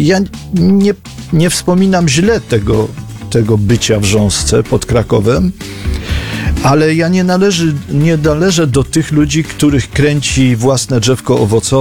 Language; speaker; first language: Polish; native; Polish